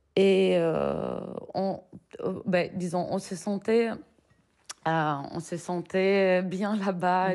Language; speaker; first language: French; non-native, fluent; Russian